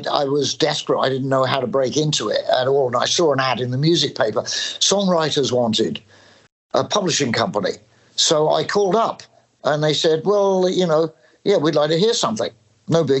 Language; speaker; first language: English; native; English